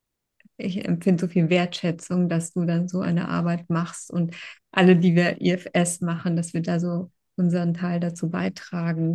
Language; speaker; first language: German; native; German